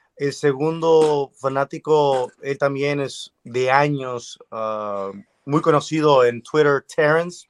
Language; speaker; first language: Spanish; early bilingual, other home language; English